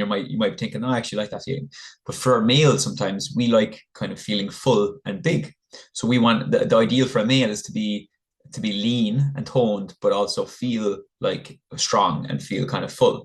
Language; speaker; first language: English; native; English